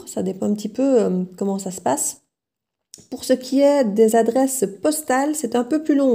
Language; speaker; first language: French; native; French